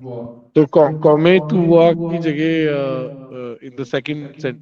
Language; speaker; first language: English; non-native, local second language; Hindi